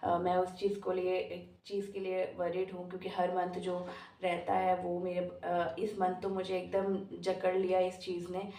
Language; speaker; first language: Hindi; non-native, local second language; Bangla